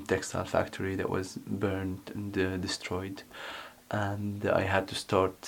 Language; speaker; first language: English; non-native, fluent; Arabic